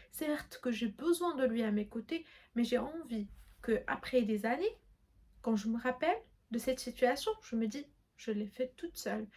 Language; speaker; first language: French; non-native, local second language; Arabic